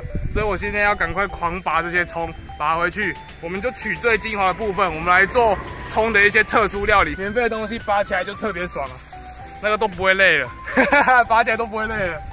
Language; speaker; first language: Chinese; native; Chinese